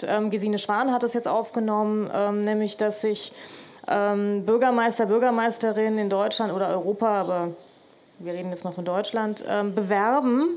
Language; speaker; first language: German; native; German